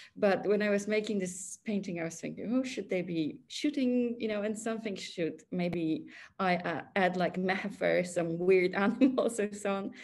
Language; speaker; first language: English; non-native, fluent; Polish